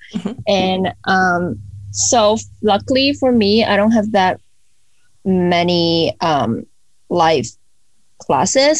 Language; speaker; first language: English; non-native, local second language; Cantonese